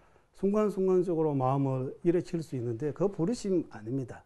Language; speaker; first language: Korean; non-native, fluent; Tibetan